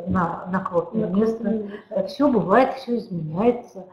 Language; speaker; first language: Russian; native; Russian